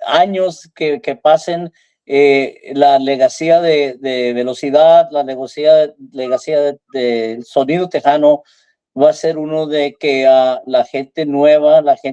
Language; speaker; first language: Spanish; early bilingual, heritage; Spanish